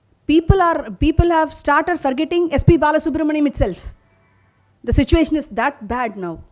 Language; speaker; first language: English; non-native, local second language; Tamil